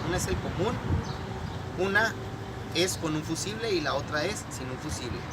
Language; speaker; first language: Spanish; native; Spanish